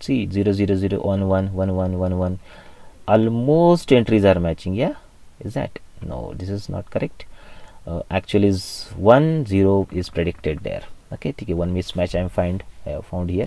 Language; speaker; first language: English; non-native, local second language; Marathi